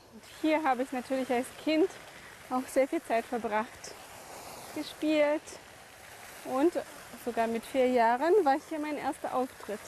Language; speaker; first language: German; native; German